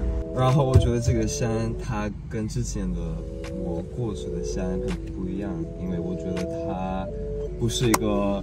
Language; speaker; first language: Chinese; non-native, fluent; English